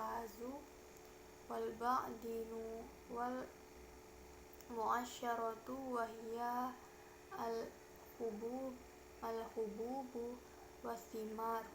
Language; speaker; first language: Arabic; non-native, learner; Indonesian